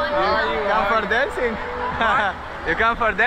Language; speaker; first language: English; non-native, learner; Russian